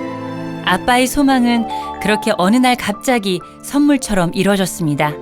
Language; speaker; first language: Korean; native; Korean